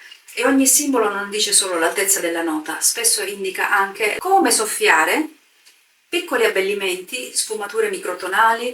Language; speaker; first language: Italian; native; Italian